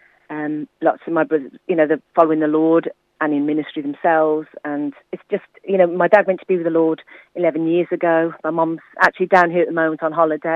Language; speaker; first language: English; native; English